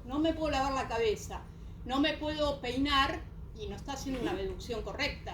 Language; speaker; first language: Spanish; native; Spanish